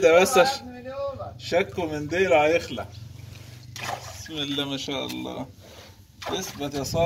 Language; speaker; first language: Arabic; native; Arabic